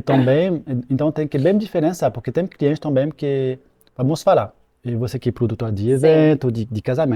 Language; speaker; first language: Portuguese; non-native, fluent; French